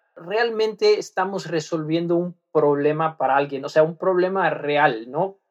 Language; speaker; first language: Spanish; non-native, fluent; Dutch